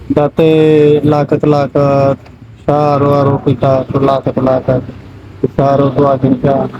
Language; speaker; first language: Filipino; non-native, learner; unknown